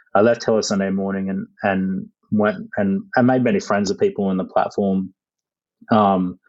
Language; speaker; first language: English; native; English